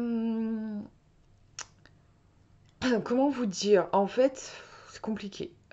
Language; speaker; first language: French; native; French